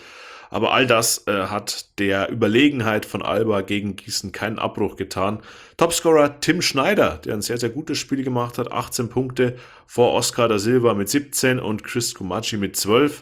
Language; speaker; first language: German; native; German